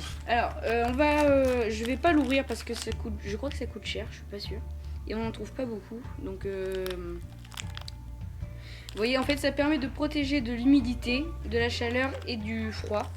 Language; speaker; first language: French; native; French